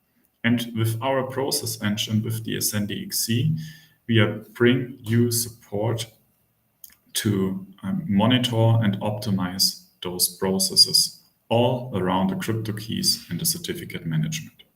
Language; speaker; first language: English; non-native, fluent; German